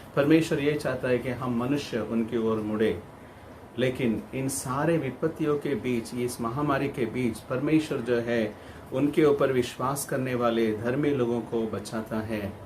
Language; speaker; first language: Hindi; non-native, local second language; Kannada